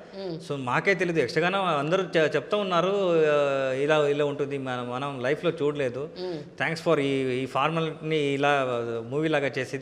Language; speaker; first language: Telugu; non-native, learner; Kannada